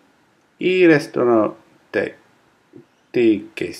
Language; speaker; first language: Japanese; non-native, learner; English